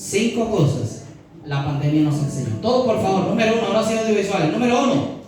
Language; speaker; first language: Spanish; native; Spanish